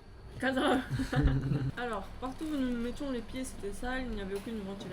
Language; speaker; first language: French; native; French